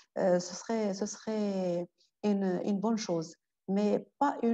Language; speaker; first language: French; non-native, local second language; Arabic